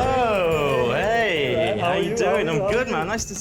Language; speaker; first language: English; native; English